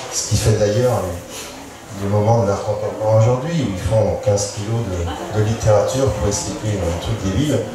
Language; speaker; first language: French; native; French